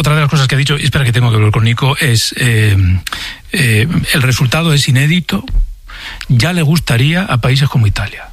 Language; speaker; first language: Spanish; native; Spanish